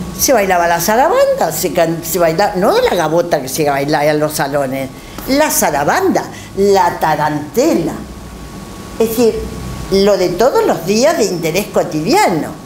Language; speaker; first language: Spanish; native; Spanish